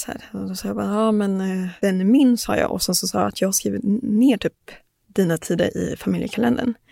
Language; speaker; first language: Swedish; early bilingual, other home language; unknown